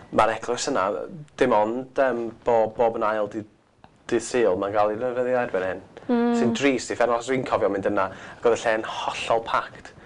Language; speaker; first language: Welsh; non-native, local second language; English